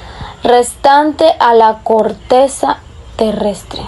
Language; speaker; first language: Spanish; native; Spanish